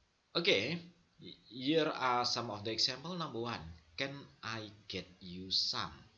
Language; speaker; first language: English; non-native, fluent; Indonesian